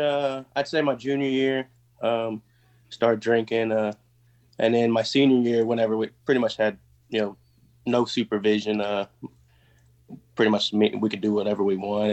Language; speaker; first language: English; native; English